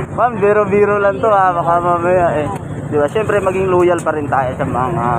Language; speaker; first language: Filipino; non-native, local second language; Cebuano